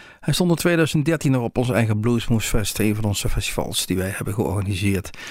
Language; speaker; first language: Dutch; native; Dutch